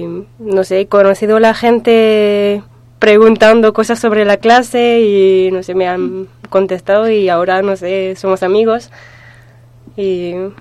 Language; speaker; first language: Spanish; non-native, fluent; French